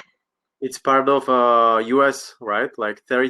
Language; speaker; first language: English; non-native, learner; Slovak